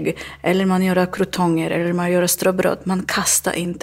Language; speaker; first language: Swedish; non-native, learner; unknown